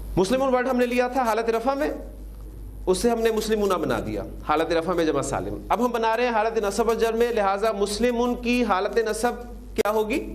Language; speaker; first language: Urdu; native; Urdu